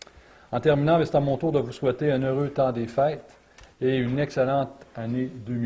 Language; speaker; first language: French; native; French